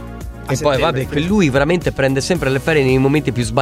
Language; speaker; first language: Italian; native; Italian